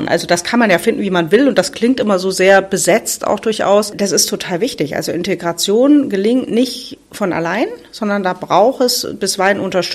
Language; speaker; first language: German; native; German